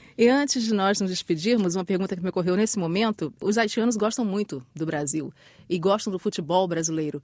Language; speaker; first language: Portuguese; native; Portuguese